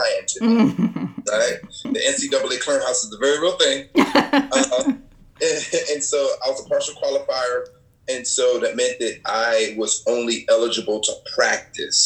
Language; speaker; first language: English; native; English